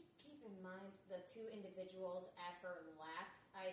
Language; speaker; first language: English; native; English